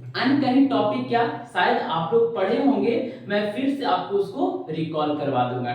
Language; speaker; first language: Hindi; native; Hindi